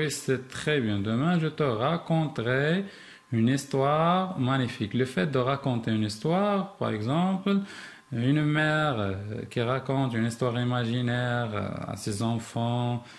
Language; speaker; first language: French; non-native, local second language; Arabic